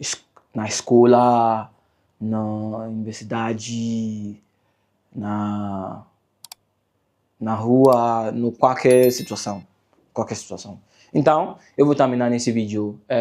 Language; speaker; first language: Portuguese; non-native, learner; English